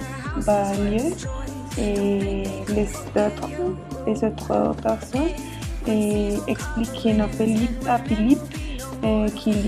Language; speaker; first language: French; non-native, learner; Spanish